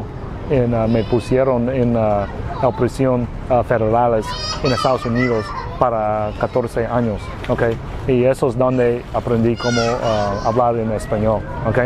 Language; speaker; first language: Spanish; non-native, learner; Vietnamese